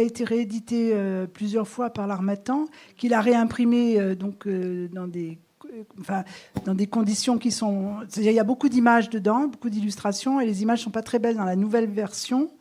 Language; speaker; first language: French; native; French